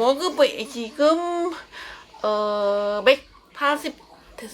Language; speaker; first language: Korean; non-native, learner; Khmer